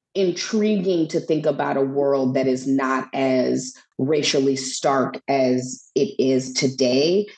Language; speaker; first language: English; native; English